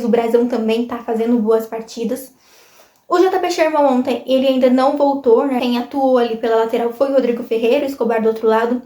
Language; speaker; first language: Portuguese; native; Portuguese